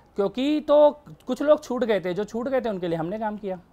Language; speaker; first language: Hindi; native; Hindi